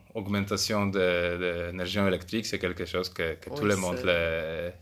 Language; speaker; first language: French; non-native, fluent; Polish